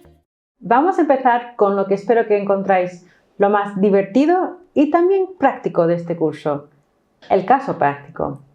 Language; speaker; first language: Spanish; non-native, fluent; English